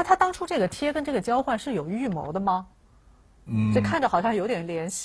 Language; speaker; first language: Chinese; native; Chinese